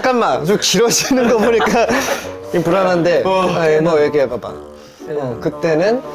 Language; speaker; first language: Korean; native; Korean